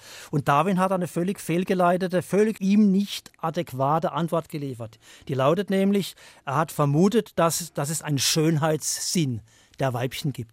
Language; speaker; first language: German; native; German